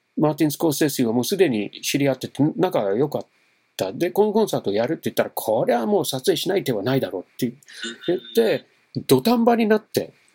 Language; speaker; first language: Japanese; non-native, fluent; English